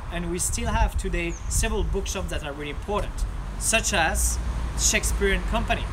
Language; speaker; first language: English; non-native, fluent; French